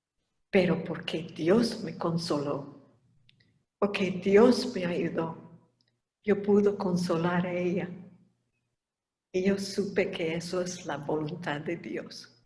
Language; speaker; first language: Spanish; non-native, fluent; English